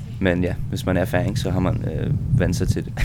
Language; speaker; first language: Danish; non-native, local second language; Faroese